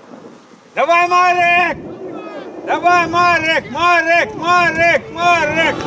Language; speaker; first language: Russian; native; Russian